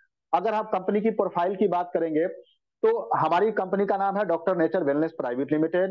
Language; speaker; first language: Hindi; native; Hindi